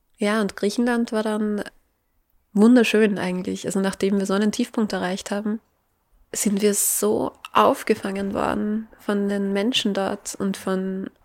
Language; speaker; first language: German; native; German